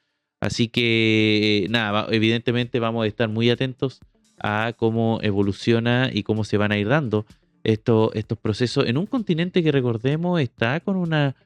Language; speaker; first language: Spanish; native; Spanish